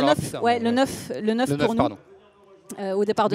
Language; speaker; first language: French; native; French